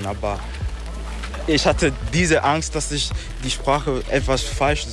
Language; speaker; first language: German; non-native, learner; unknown